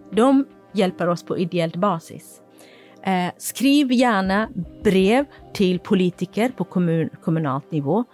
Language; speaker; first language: Swedish; non-native, fluent; Kurdish